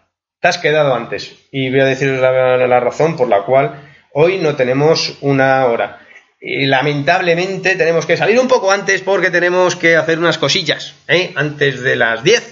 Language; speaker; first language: Spanish; native; Spanish